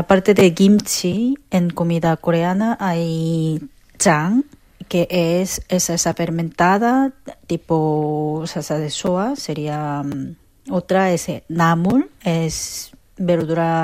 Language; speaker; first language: Spanish; non-native, fluent; Korean